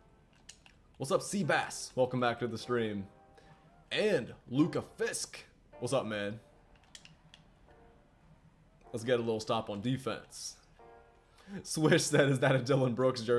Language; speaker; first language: English; native; English